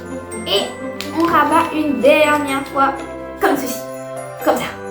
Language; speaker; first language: French; native; French